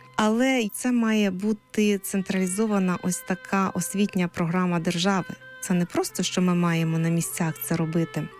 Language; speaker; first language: Ukrainian; native; Ukrainian